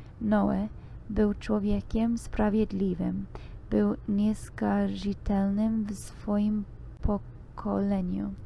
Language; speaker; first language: Polish; non-native, learner; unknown